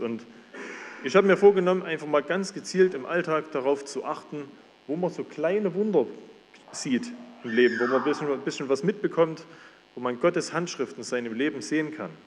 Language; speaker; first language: German; native; German